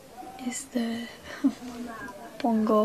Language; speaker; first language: Spanish; non-native, learner; English